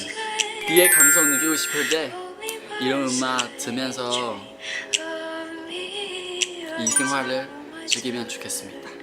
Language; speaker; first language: Korean; non-native, learner; Chinese